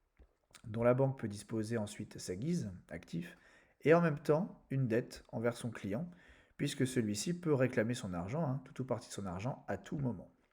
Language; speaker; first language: French; native; French